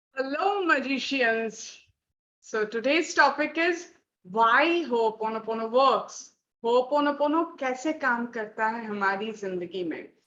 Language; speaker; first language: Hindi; non-native, local second language; Bangla